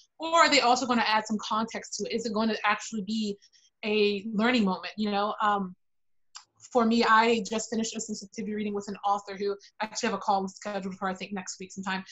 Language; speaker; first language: English; native; English